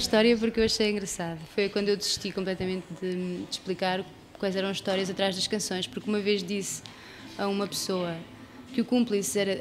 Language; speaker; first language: Portuguese; native; Portuguese